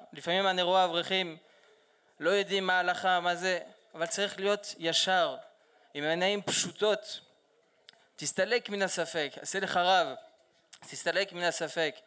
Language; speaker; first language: Hebrew; non-native, fluent; French